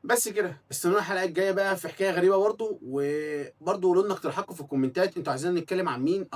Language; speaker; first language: Arabic; native; Arabic